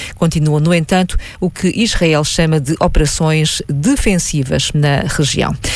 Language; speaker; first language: Portuguese; native; Portuguese